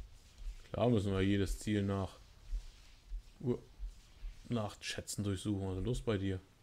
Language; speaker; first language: German; native; German